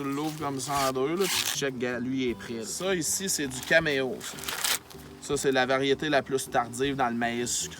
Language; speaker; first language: French; native; French